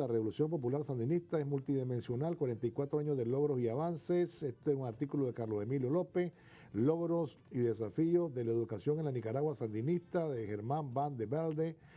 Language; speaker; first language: Spanish; native; Spanish